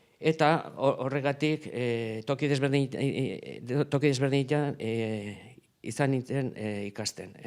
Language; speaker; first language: Basque; non-native, local second language; Spanish